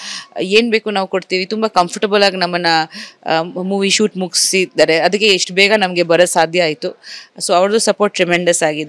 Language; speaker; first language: Kannada; non-native, fluent; Bangla